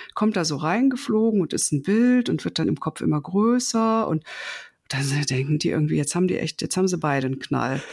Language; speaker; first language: German; native; German